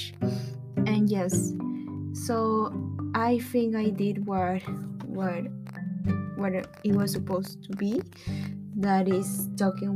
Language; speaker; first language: English; non-native, fluent; Spanish